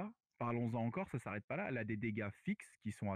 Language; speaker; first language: French; native; French